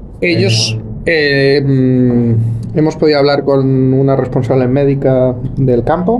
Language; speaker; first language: Spanish; native; Spanish